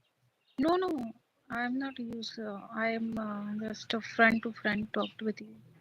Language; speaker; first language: English; non-native, learner; Hindi